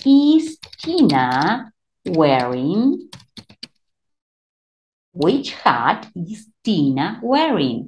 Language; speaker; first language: English; non-native, fluent; Spanish